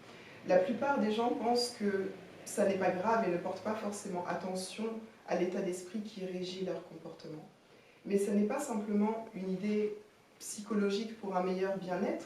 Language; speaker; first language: French; native; French